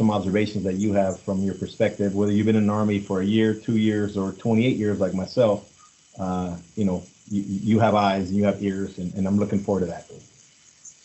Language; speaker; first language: English; native; English